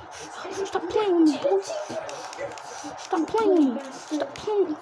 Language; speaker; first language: English; native; English